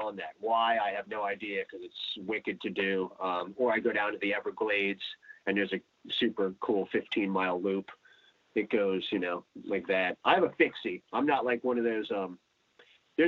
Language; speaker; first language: English; native; English